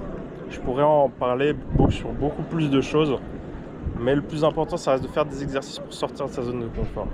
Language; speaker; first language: French; native; French